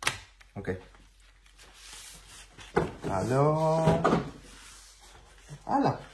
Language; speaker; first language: French; non-native, learner; Spanish